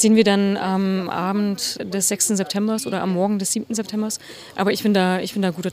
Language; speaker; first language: German; native; German